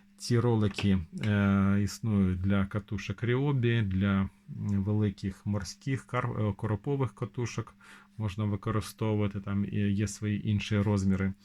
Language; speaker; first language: Ukrainian; non-native, local second language; Russian